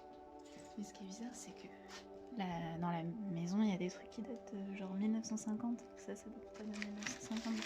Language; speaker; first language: French; native; French